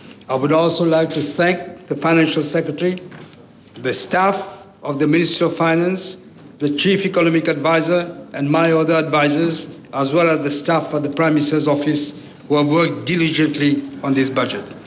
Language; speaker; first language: English; non-native, local second language; Morisyen